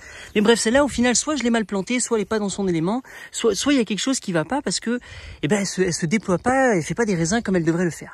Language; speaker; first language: French; native; French